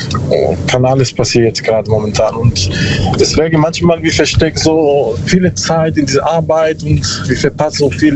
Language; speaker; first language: German; non-native, learner; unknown